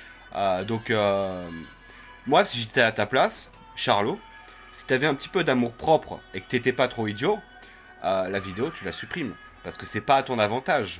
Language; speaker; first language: French; native; French